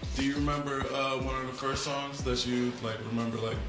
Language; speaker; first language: English; native; English